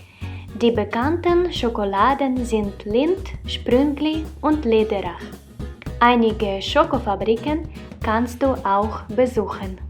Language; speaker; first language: German; non-native, fluent; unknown